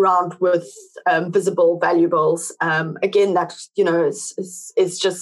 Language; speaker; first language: English; native; English